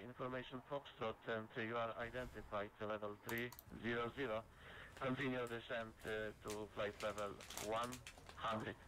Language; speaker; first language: English; non-native, learner; Polish